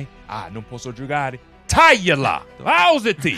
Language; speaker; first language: Italian; non-native, fluent; English